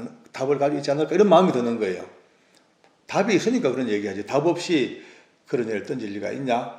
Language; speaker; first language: Korean; native; Korean